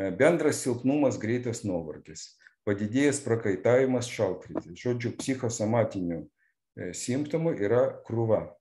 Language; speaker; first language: Lithuanian; non-native, local second language; Russian